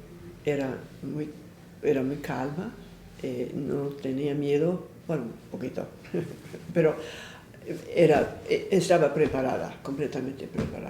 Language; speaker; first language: Spanish; non-native, fluent; English